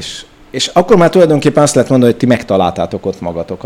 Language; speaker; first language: Hungarian; native; Hungarian